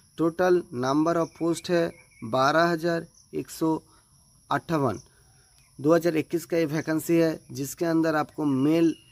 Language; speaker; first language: Hindi; non-native, local second language; Bangla